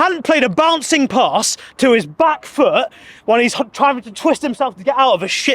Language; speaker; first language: English; native; English